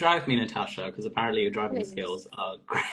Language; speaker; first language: English; non-native, local second language; Urdu